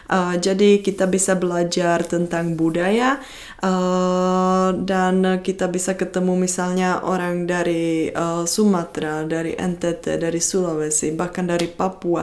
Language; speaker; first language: Indonesian; non-native, fluent; Czech